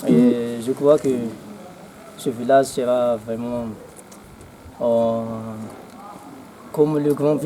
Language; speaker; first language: French; non-native, local second language; Malagasy